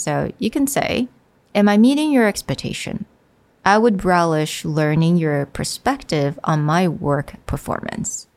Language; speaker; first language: English; non-native, fluent; Chinese